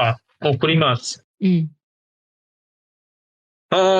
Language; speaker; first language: Japanese; non-native, learner; Korean